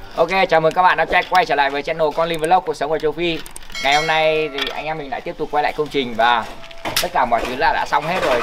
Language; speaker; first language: Vietnamese; native; Vietnamese